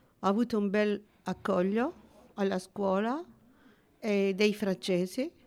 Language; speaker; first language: Italian; early bilingual, heritage; Italian